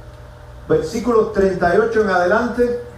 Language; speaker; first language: Spanish; native; Spanish